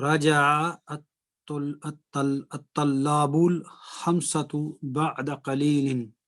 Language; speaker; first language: Arabic; non-native, learner; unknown